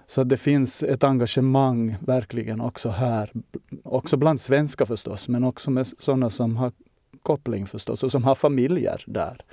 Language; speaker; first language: Swedish; native; Swedish